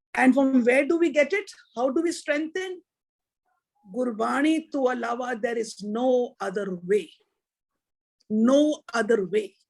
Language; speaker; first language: English; non-native, local second language; Punjabi